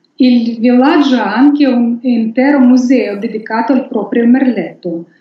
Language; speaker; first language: Italian; non-native, learner; Russian